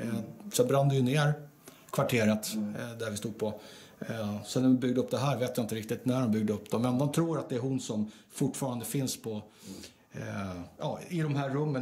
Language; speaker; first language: Swedish; native; Swedish